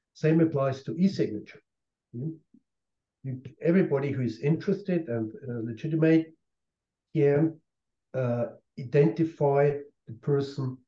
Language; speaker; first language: English; non-native, fluent; German